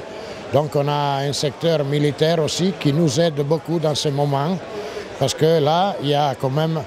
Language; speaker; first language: French; non-native, fluent; Italian